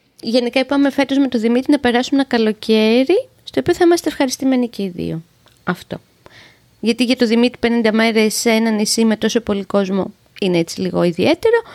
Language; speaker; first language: Greek; native; Greek